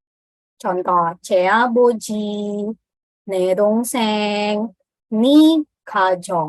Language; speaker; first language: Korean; non-native, fluent; Indonesian